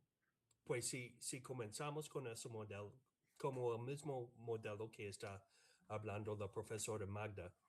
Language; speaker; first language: Spanish; non-native, fluent; English